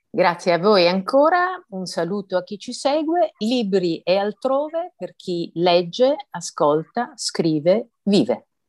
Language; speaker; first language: Italian; native; Italian